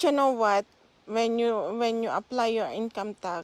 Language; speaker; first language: English; non-native, local second language; Filipino